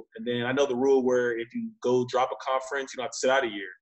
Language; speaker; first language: English; native; English